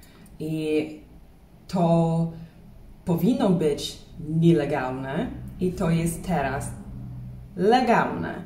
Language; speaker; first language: Polish; non-native, learner; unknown